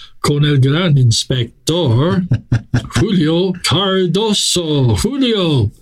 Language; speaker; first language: Spanish; non-native, fluent; English